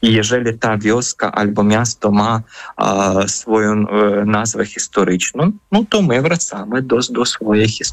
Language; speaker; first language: Polish; non-native, fluent; Ukrainian